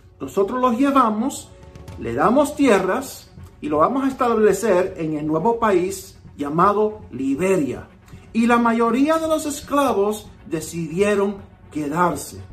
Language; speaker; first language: Spanish; early bilingual, heritage; Spanish